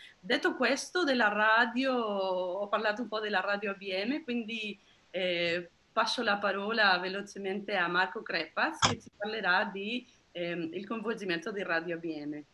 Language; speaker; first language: Italian; non-native, fluent; Spanish